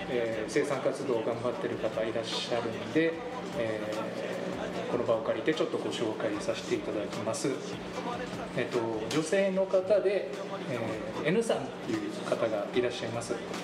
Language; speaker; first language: Japanese; native; Japanese